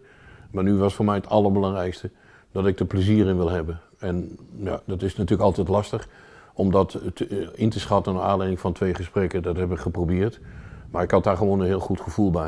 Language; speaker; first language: Dutch; native; Dutch